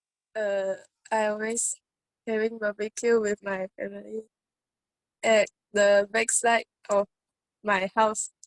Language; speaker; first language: English; non-native, learner; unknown